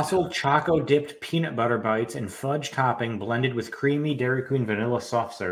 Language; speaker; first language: English; native; English